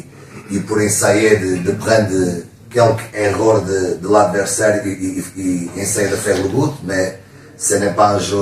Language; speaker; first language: French; non-native, learner; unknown